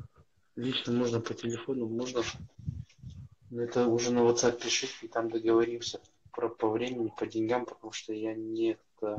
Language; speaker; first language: Russian; native; Russian